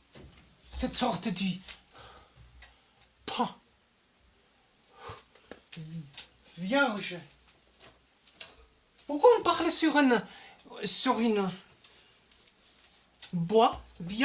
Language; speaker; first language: French; non-native, learner; German